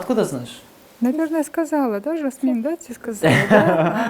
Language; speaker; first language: Russian; non-native, local second language; Kyrgyz